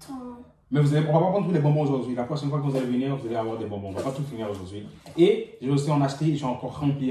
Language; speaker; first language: French; native; French